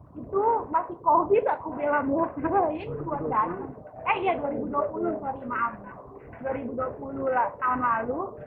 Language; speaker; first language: Indonesian; native; Indonesian